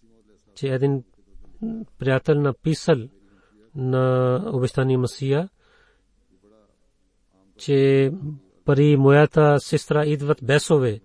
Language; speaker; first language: Bulgarian; non-native, fluent; Urdu